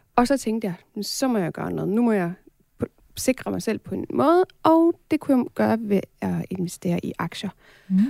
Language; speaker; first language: Danish; early bilingual, other home language; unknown